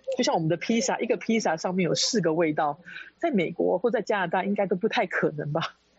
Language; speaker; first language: Chinese; early bilingual, heritage; Chinese